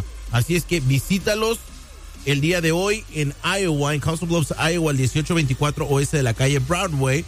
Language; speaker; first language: Spanish; native; Spanish